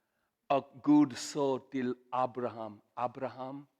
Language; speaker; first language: Swedish; non-native, learner; Urdu